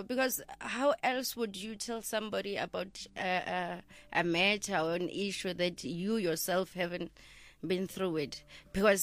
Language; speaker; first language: English; non-native, local second language; Zulu